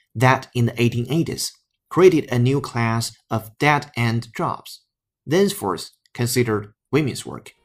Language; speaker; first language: English; non-native, fluent; Chinese